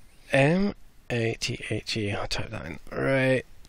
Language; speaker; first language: English; native; English